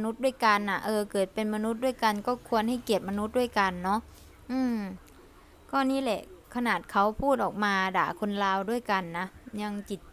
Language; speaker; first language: Thai; early bilingual, other home language; Lao